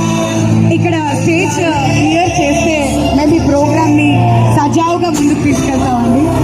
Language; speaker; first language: Telugu; native; Telugu